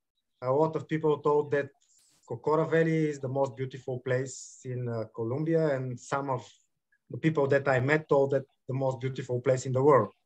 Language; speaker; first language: English; non-native, learner; Bulgarian